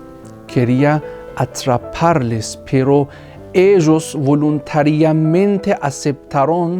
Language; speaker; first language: Spanish; non-native, fluent; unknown